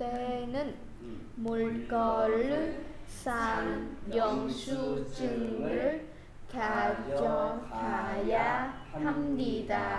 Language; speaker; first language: Korean; non-native, learner; Vietnamese